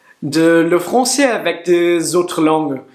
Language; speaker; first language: French; non-native, learner; Portuguese